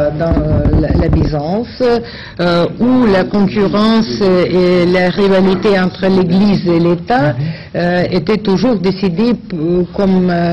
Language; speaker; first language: French; non-native, fluent; Russian